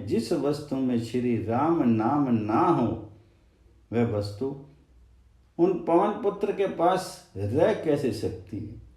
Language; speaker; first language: Hindi; native; Hindi